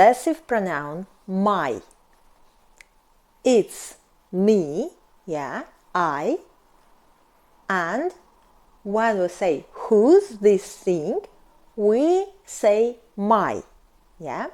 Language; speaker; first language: English; non-native, fluent; Russian